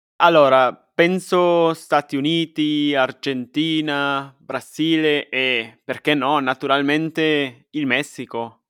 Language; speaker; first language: Italian; non-native, fluent; Spanish